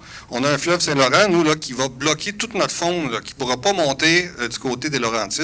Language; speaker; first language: French; native; French